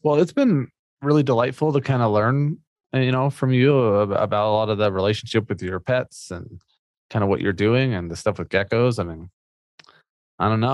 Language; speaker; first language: English; native; English